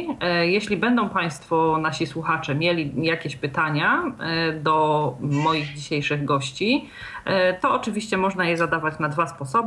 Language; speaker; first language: Polish; native; Polish